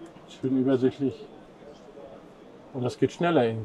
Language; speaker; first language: German; native; German